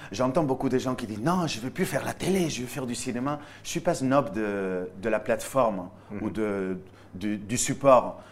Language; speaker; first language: French; non-native, fluent; Spanish